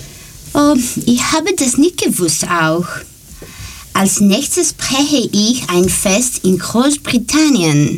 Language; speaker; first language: German; non-native, learner; Greek